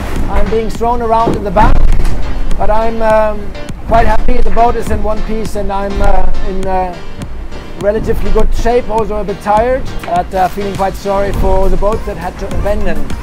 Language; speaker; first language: English; non-native, fluent; German